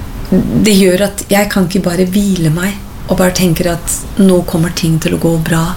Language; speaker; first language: Norwegian; non-native, fluent; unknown